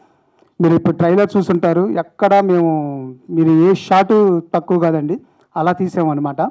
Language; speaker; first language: Telugu; native; Telugu